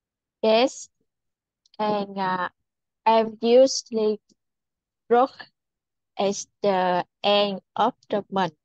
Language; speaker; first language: English; non-native, learner; Vietnamese